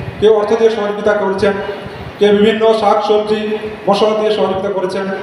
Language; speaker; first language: Bangla; non-native, local second language; Santali